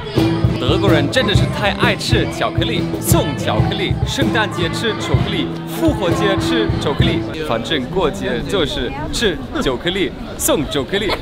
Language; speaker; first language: Chinese; non-native, fluent; German